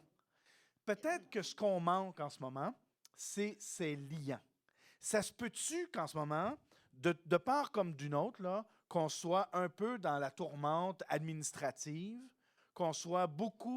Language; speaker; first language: French; native; French